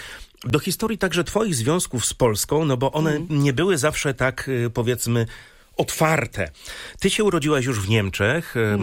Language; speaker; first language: Polish; native; Polish